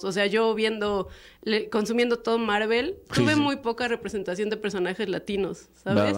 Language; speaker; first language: Spanish; native; Spanish